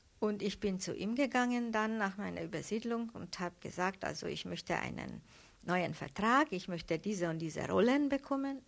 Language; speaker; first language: German; non-native, fluent; Hungarian